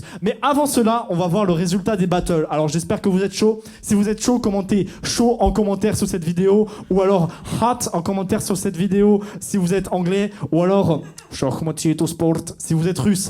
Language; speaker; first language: French; native; French